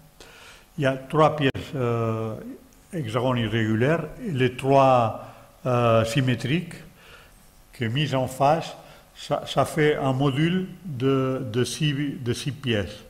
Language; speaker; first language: French; non-native, learner; Catalan